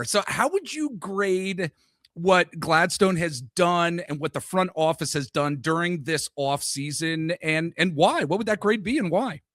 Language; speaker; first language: English; native; English